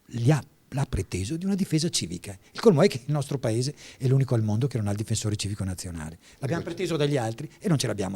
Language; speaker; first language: Italian; native; Italian